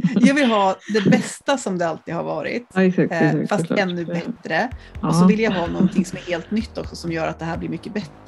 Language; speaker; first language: Swedish; native; Swedish